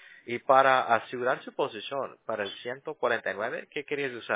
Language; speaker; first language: Spanish; early bilingual, heritage; Spanish